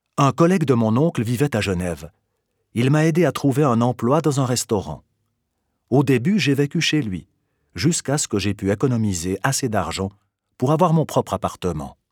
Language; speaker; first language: French; non-native, fluent; Albanian